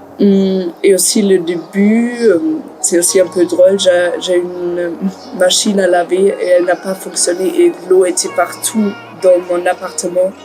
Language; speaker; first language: French; non-native, learner; German